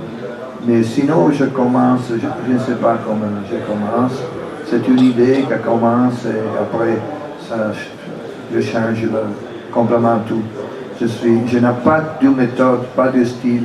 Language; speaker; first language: French; non-native, fluent; Italian